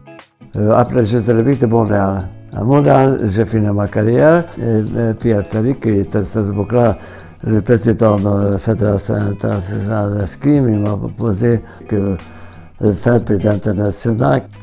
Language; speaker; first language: French; non-native, fluent; Hungarian